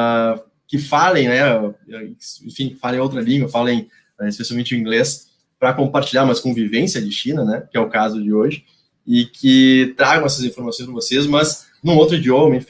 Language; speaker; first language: Portuguese; native; Portuguese